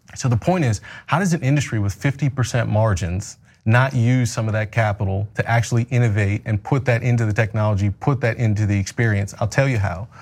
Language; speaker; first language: English; native; English